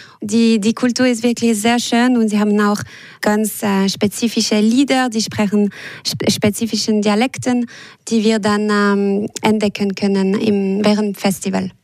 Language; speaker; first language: German; non-native, local second language; French